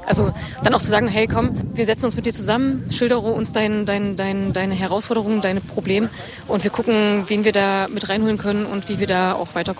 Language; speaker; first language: German; native; German